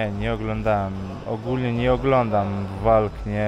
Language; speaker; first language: Polish; non-native, fluent; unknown